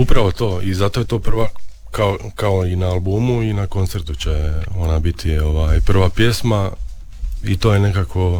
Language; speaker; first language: Serbian; native; Serbian